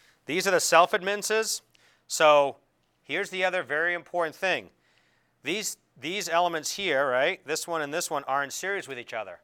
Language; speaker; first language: English; native; English